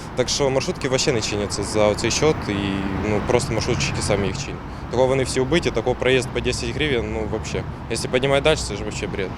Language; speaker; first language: Ukrainian; native; Ukrainian